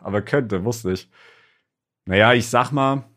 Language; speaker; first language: German; native; German